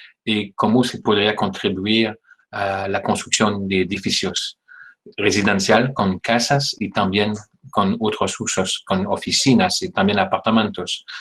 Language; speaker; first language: Spanish; non-native, fluent; French